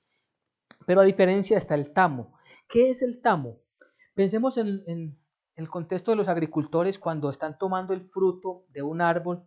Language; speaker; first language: Spanish; native; Spanish